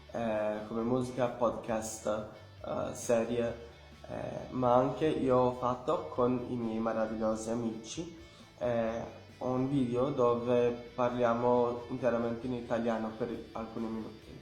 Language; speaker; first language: Italian; non-native, learner; Portuguese